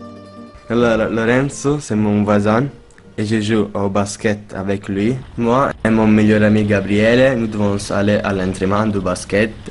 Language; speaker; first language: French; non-native, learner; Italian